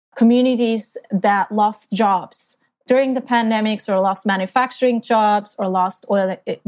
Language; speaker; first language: English; non-native, fluent; German